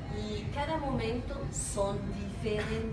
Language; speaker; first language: Portuguese; non-native, learner; Spanish